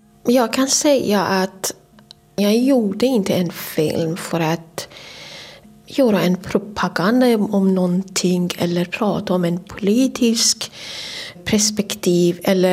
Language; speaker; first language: Swedish; non-native, fluent; Persian